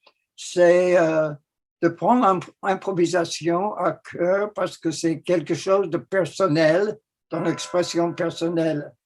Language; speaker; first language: French; non-native, fluent; English